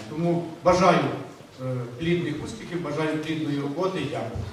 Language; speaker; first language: Ukrainian; native; Ukrainian